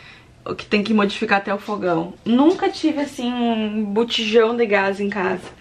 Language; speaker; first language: Portuguese; native; Portuguese